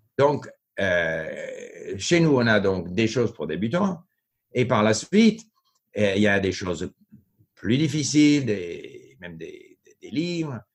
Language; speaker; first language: French; non-native, local second language; English